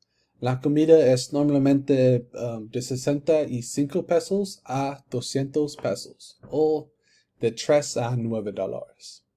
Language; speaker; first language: Spanish; non-native, learner; English